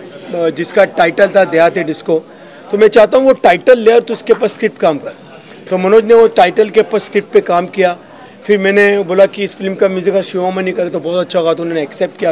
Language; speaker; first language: Hindi; native; Hindi